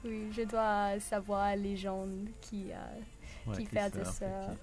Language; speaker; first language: French; non-native, learner; English